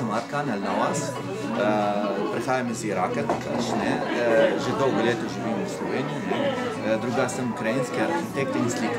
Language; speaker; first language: Slovenian; non-native, fluent; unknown